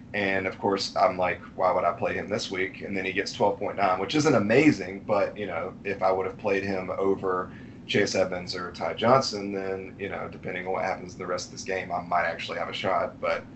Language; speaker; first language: English; native; English